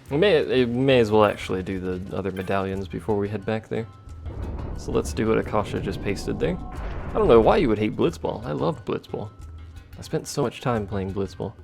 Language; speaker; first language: English; native; English